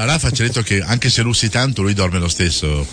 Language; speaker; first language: Italian; native; Italian